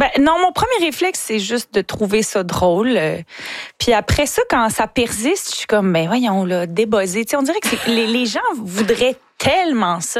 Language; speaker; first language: French; native; French